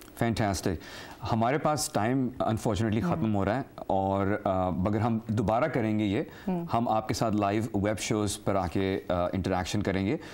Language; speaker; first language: Urdu; native; Urdu